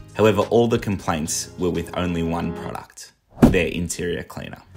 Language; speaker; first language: English; native; English